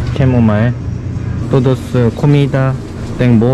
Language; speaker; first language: Portuguese; non-native, learner; Korean